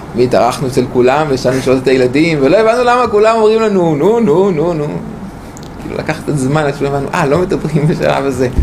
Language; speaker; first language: Hebrew; native; Hebrew